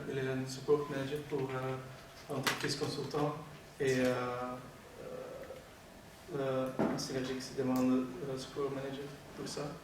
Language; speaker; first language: French; non-native, learner; Dutch